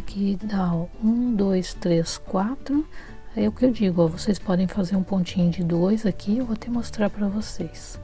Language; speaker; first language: Portuguese; native; Portuguese